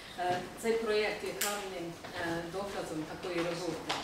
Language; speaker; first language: Ukrainian; non-native, fluent; English